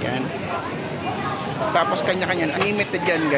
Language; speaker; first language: Filipino; native; Filipino